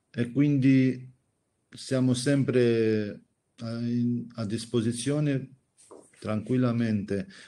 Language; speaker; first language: Italian; non-native, fluent; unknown